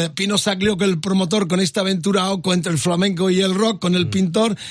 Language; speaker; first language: Spanish; native; Spanish